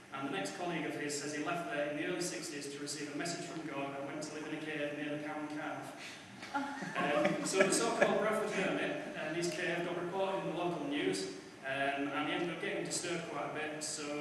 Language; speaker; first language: English; native; English